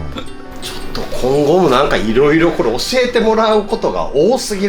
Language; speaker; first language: Japanese; native; Japanese